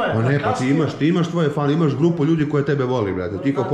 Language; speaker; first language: Serbian; native; Serbian